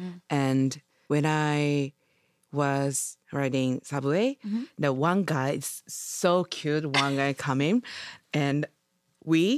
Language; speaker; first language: English; non-native, learner; Japanese